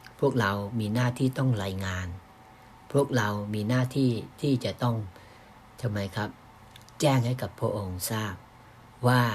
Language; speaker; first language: Thai; native; Thai